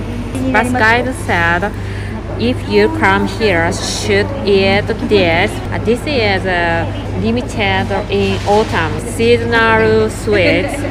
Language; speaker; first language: English; non-native, learner; Japanese